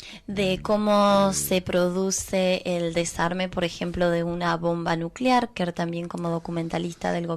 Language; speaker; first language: Spanish; native; Spanish